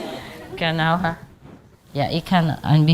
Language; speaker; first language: German; non-native, learner; Vietnamese